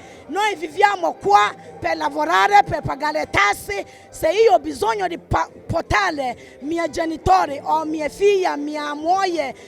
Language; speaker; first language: Italian; non-native, fluent; Akan